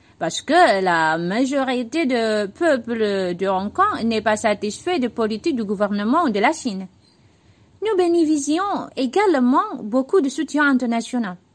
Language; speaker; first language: French; non-native, learner; Cantonese